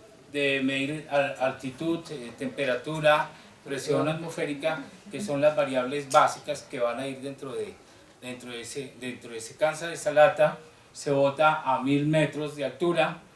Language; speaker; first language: Spanish; native; Spanish